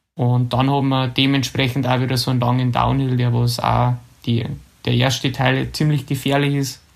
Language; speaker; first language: German; native; German